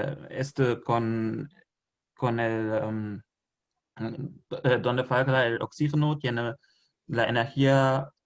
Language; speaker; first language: Spanish; non-native, fluent; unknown